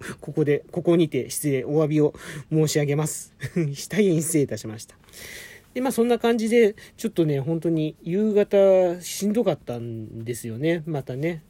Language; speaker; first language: Japanese; native; Japanese